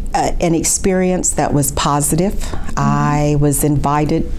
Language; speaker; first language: English; native; English